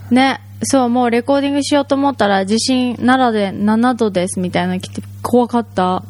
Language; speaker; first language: Japanese; native; Japanese